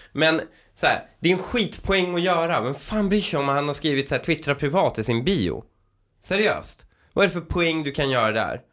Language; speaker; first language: Swedish; early bilingual, other home language; Persian